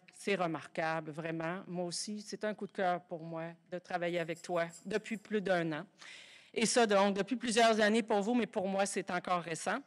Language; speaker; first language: French; native; French